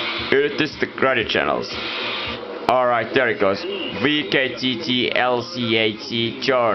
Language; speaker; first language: English; non-native, fluent; Italian